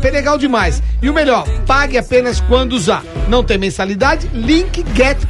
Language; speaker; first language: Portuguese; native; Portuguese